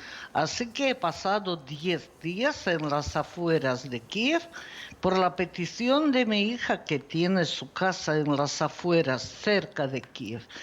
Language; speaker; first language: Spanish; non-native, fluent; Ukrainian